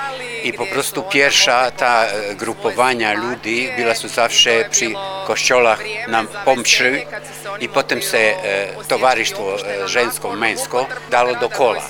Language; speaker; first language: Polish; non-native, learner; Croatian